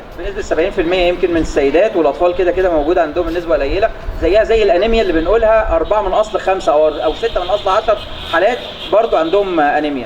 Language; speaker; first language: Egyptian Arabic; native; Egyptian Arabic